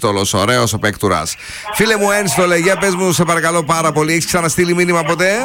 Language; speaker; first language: Greek; native; Greek